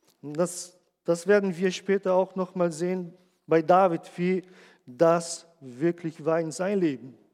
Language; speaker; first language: German; non-native, fluent; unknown